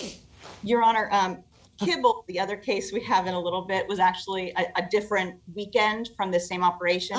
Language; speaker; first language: English; native; English